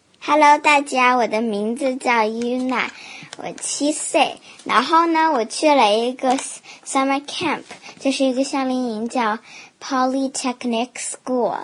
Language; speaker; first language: Chinese; early bilingual, heritage; Chinese